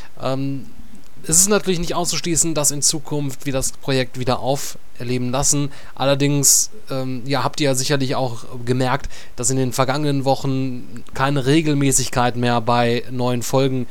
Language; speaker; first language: German; native; German